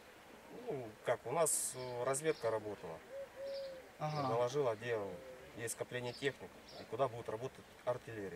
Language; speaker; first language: Russian; native; Russian